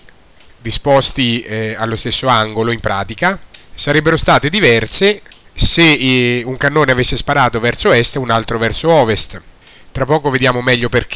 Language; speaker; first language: Italian; native; Italian